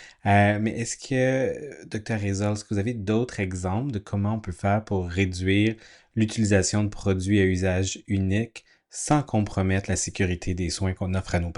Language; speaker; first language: French; native; French